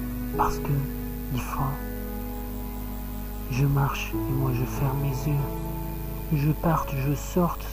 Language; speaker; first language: French; non-native, learner; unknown